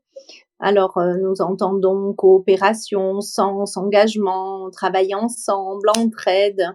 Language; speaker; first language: French; native; French